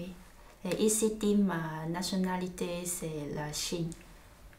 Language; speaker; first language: French; non-native, learner; Chinese